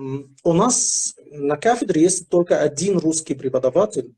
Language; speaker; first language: Russian; non-native, fluent; Arabic